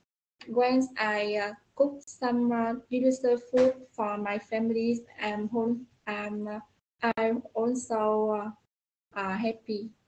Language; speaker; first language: English; non-native, learner; Vietnamese